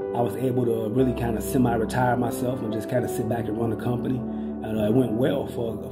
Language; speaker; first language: English; native; English